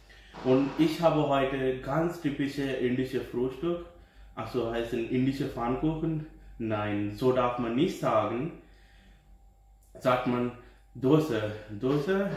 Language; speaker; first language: German; non-native, learner; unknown